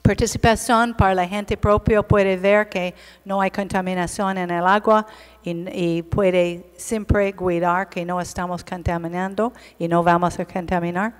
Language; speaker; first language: Spanish; non-native, learner; English